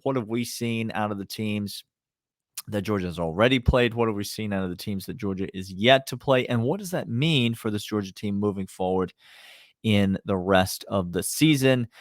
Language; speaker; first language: English; native; English